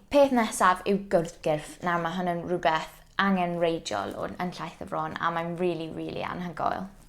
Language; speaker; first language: Welsh; non-native, local second language; English